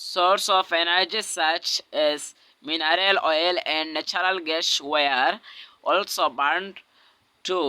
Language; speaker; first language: English; non-native, local second language; Bangla